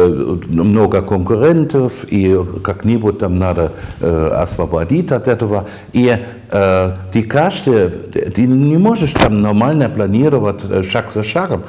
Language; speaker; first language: Russian; non-native, fluent; German